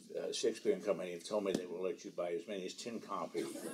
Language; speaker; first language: English; native; English